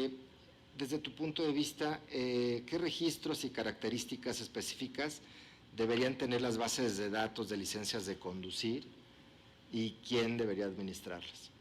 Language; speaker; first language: Spanish; native; Spanish